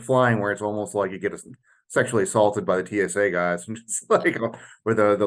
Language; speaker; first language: English; native; English